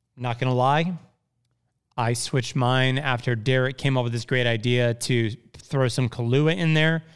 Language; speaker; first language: English; native; English